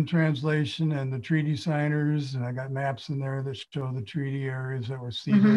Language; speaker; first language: English; native; English